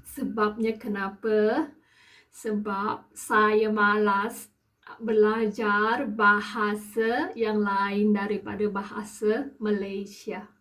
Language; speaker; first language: Malay; non-native, local second language; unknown